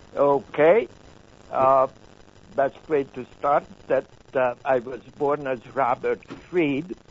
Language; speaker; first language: English; non-native, fluent; Hungarian